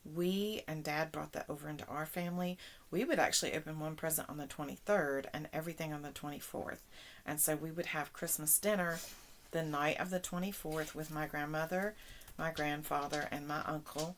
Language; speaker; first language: English; native; English